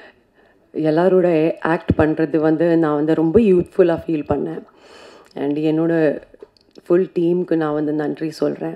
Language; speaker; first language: Tamil; non-native, fluent; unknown